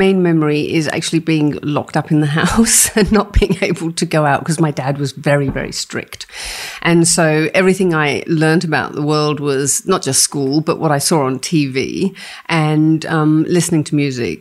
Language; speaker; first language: English; native; English